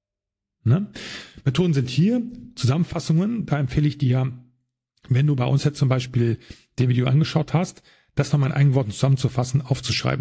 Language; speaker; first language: German; native; German